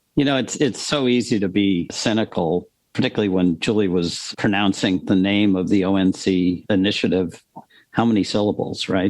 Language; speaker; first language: English; native; English